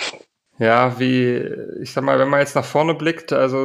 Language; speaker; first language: German; native; German